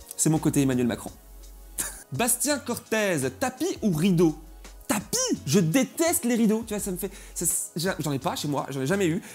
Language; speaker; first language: French; native; French